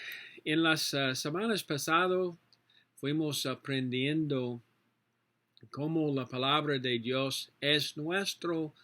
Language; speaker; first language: Spanish; non-native, learner; English